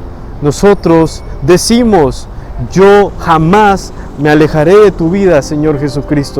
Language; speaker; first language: Spanish; native; Spanish